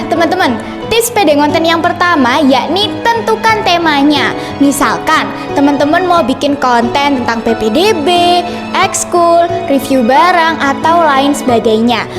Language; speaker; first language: Indonesian; native; Indonesian